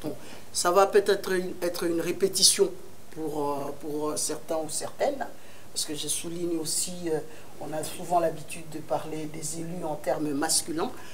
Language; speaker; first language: French; non-native, local second language; Lingala